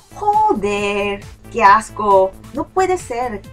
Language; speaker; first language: Spanish; non-native, fluent; Korean